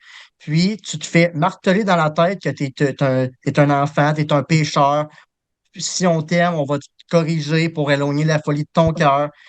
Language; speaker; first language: French; native; French